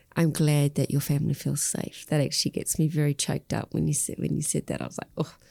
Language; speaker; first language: English; native; English